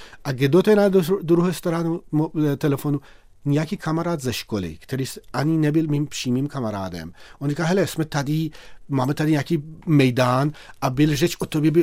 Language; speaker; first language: Czech; non-native, fluent; Persian